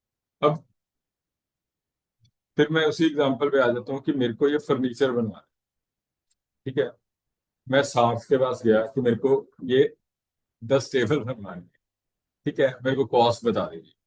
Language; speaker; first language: Hindi; native; Hindi